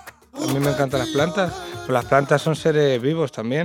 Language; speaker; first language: Spanish; native; Spanish